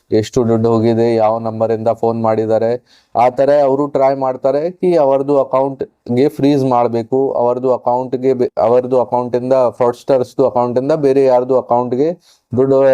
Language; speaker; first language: Kannada; non-native, fluent; Hindi